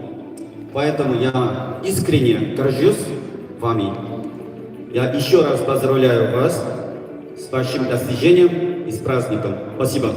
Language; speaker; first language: Russian; non-native, fluent; Korean